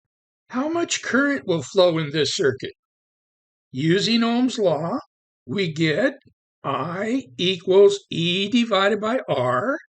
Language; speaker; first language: English; native; English